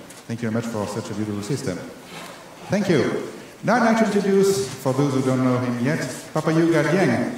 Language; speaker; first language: English; non-native, fluent; French